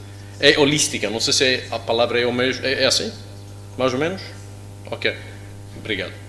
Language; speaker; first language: Portuguese; non-native, learner; English